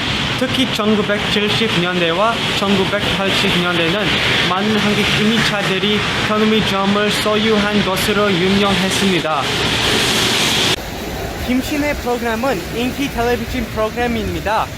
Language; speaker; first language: Korean; early bilingual, heritage; English